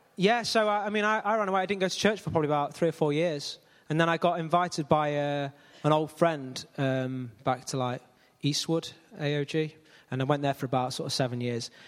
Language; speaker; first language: English; native; English